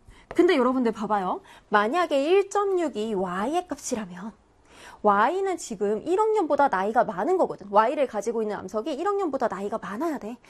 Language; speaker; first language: Korean; native; Korean